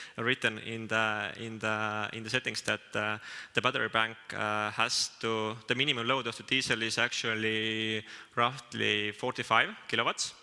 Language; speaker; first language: English; non-native, fluent; Estonian